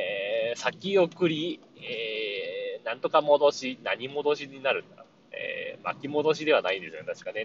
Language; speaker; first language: Japanese; native; Japanese